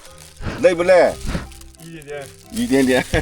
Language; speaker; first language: Chinese; native; Chinese